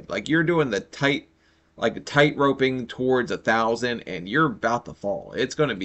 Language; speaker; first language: English; native; English